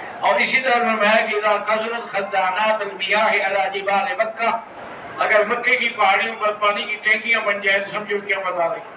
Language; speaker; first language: Urdu; early bilingual, heritage; Urdu